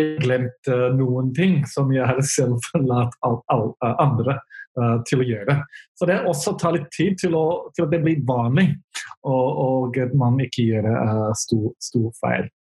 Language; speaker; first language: Norwegian; non-native, fluent; English